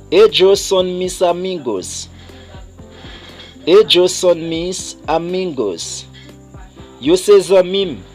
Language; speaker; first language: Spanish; non-native, fluent; Haitian Creole